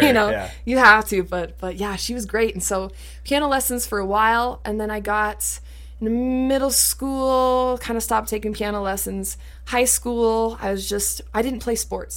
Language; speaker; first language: English; native; English